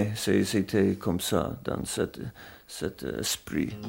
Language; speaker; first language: French; non-native, fluent; English